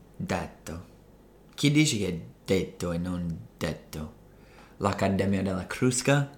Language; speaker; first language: Italian; non-native, fluent; English